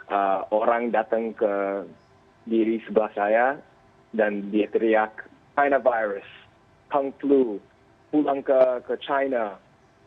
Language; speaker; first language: Indonesian; early bilingual, heritage; Indonesian